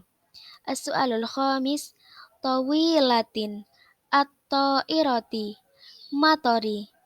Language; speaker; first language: Arabic; non-native, fluent; Indonesian